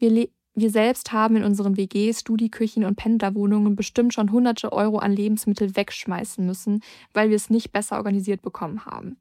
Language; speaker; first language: German; native; German